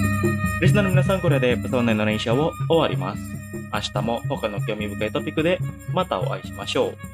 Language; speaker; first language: Japanese; non-native, fluent; Indonesian